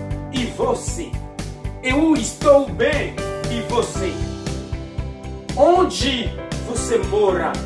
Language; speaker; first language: Portuguese; non-native, fluent; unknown